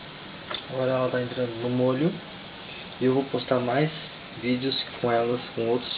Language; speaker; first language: Portuguese; native; Portuguese